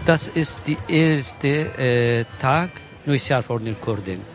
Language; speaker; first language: German; non-native, local second language; Kurdish